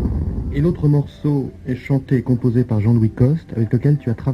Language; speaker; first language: French; native; French